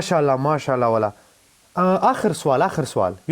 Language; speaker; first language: Arabic; non-native, learner; Pashto